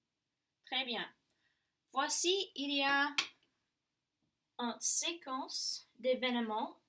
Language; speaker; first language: French; non-native, fluent; English